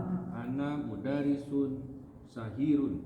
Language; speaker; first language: Arabic; non-native, learner; Indonesian